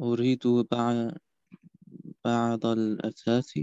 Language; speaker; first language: Arabic; non-native, learner; German